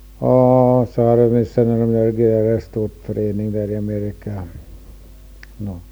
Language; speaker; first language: Norwegian; early bilingual, heritage; Norwegian